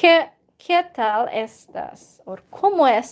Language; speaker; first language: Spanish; non-native, learner; Hungarian